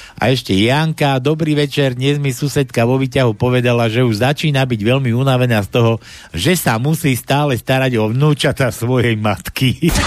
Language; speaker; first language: Slovak; native; Slovak